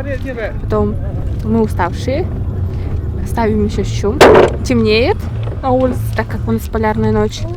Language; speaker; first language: Russian; non-native, local second language; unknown